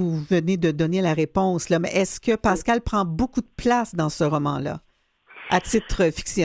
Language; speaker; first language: French; native; French